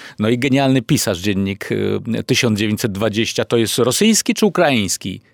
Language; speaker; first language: Polish; native; Polish